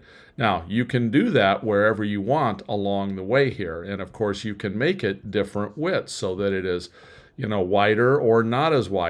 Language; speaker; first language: English; native; English